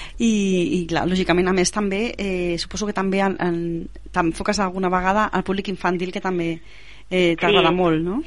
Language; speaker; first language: Catalan; native; Catalan